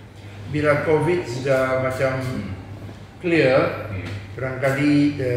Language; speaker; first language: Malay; non-native, local second language; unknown